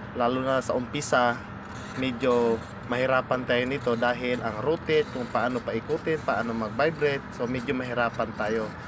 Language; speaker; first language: Filipino; non-native, local second language; Cebuano